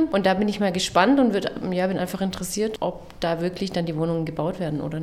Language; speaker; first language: German; native; German